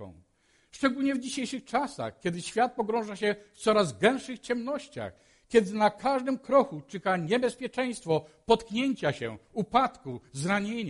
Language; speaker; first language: Polish; native; Polish